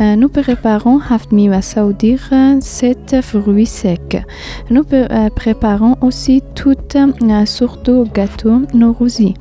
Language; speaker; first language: French; non-native, learner; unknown